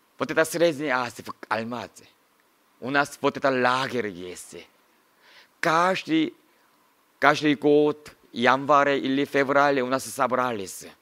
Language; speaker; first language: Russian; non-native, learner; Korean